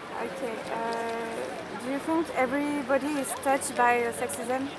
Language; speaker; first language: English; non-native, learner; French